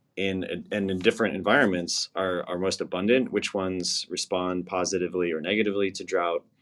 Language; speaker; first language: English; native; English